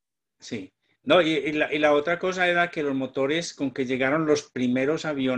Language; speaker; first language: Spanish; native; Spanish